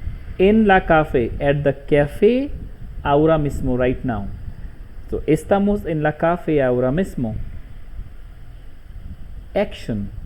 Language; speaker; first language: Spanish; non-native, learner; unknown